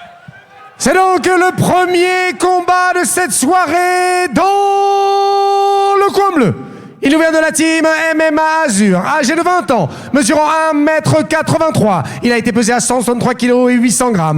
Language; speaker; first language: French; native; French